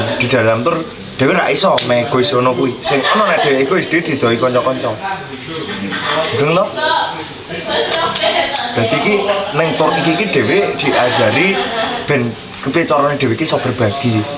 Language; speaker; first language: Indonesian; non-native, local second language; Javanese